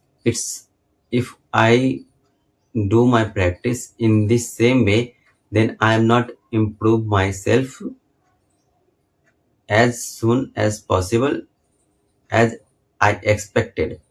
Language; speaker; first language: English; non-native, learner; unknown